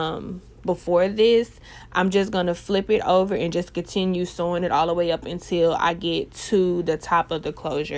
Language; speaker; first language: English; native; English